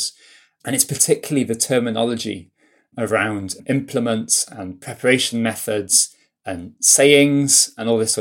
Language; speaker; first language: English; non-native, local second language; Welsh